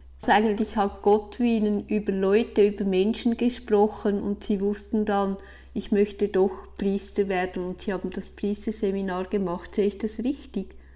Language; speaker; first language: German; native; German